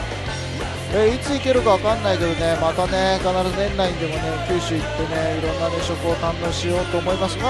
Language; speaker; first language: Japanese; native; Japanese